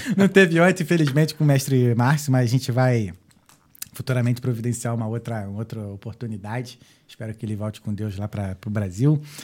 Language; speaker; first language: Portuguese; native; Portuguese